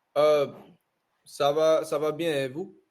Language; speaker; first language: French; non-native, learner; English